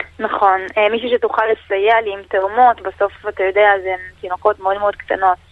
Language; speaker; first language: Hebrew; native; Hebrew